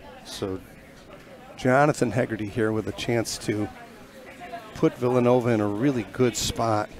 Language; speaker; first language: English; native; English